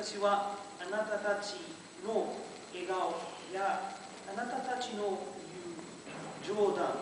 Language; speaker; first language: Japanese; non-native, learner; Portuguese